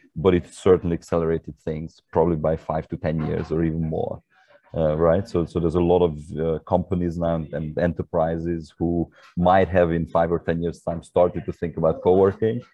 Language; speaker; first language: English; non-native, fluent; Hungarian